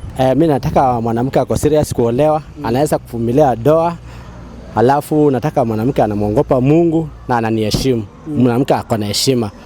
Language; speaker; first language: Swahili; non-native, local second language; Kamba